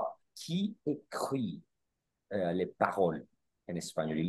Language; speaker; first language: French; non-native, learner; Spanish